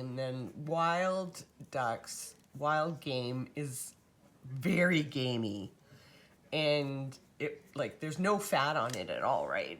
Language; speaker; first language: English; native; English